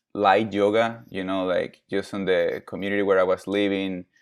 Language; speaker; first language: English; non-native, fluent; Spanish